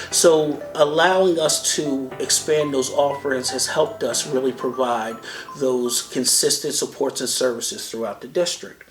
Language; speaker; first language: English; native; English